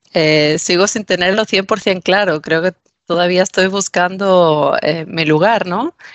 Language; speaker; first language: Spanish; native; Spanish